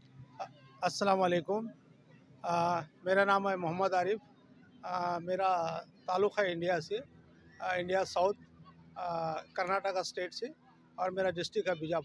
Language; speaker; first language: Hindi; native; Hindi